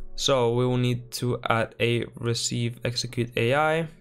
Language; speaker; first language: English; non-native, fluent; Spanish